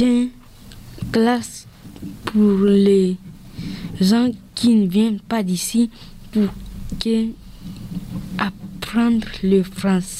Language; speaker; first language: French; early bilingual, other home language; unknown